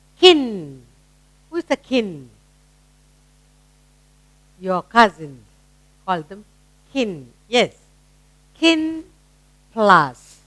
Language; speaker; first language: English; non-native, local second language; Tamil